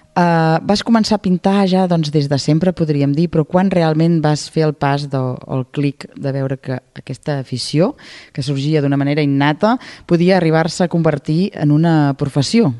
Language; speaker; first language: Catalan; native; Catalan